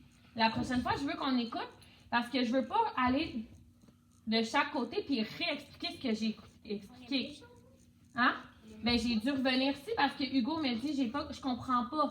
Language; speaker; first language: French; native; French